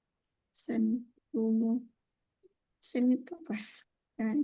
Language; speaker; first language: Indonesian; non-native, learner; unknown